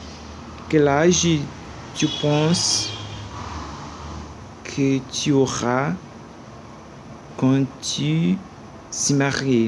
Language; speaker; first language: French; non-native, learner; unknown